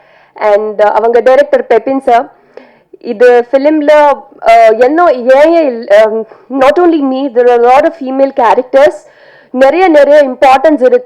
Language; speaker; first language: Tamil; non-native, learner; Telugu